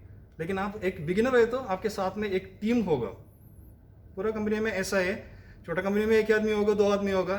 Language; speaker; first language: Hindi; non-native, local second language; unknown